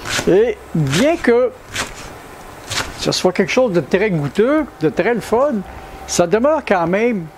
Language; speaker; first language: French; native; French